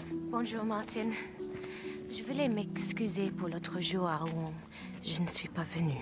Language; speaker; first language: French; non-native, fluent; English